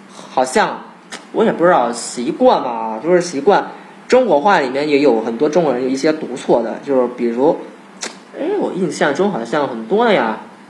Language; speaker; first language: Chinese; non-native, fluent; Thai